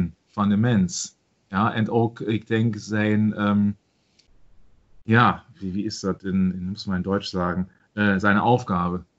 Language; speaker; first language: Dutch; non-native, learner; German